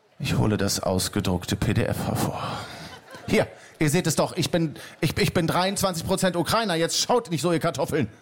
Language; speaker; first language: German; native; German